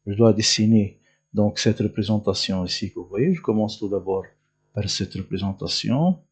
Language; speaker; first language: French; non-native, local second language; Arabic